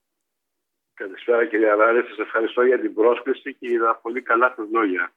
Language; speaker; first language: Greek; native; Greek